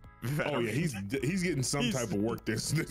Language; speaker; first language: English; native; English